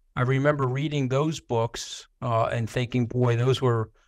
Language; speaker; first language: English; native; English